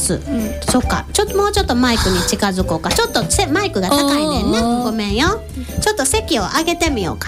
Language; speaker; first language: Japanese; native; Japanese